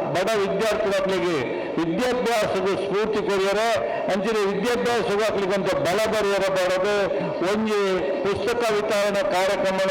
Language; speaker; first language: Kannada; non-native, local second language; Tulu